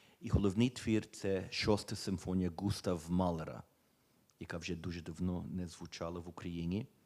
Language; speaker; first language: Ukrainian; early bilingual, heritage; Ukrainian